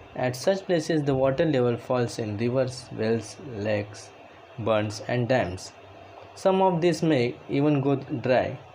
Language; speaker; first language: English; non-native, local second language; Marathi